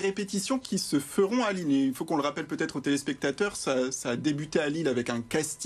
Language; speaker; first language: French; native; French